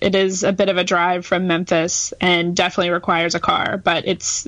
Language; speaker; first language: English; native; English